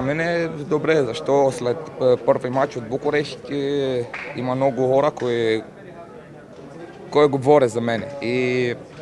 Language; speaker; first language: Bulgarian; non-native, learner; Romanian